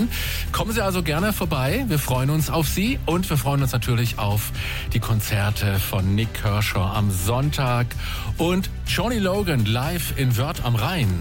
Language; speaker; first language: German; native; German